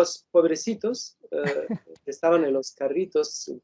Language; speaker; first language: Spanish; non-native, fluent; Italian